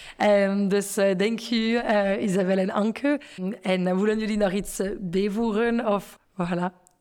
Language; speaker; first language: Dutch; non-native, fluent; French